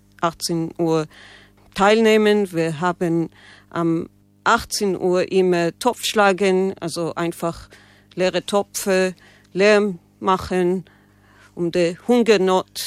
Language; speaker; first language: German; non-native, learner; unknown